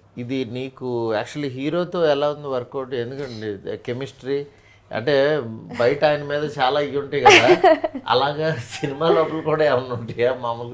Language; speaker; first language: Telugu; native; Telugu